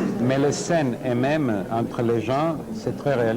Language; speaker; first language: French; non-native, fluent; Serbian